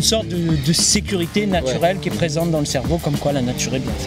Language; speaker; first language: French; native; French